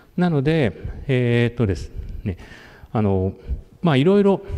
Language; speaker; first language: Japanese; native; Japanese